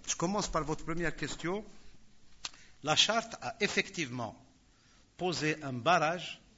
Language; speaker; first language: French; non-native, local second language; Arabic